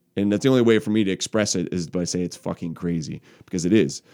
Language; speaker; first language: English; native; English